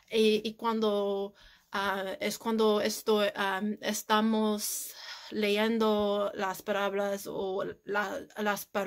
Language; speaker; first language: Spanish; non-native, learner; English